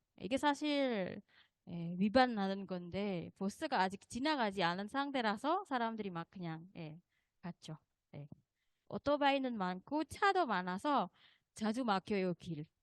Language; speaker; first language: Korean; non-native, fluent; Indonesian